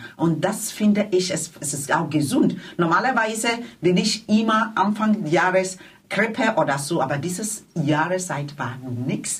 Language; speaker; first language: German; non-native, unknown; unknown